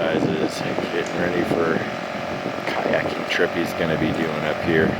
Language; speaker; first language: English; native; English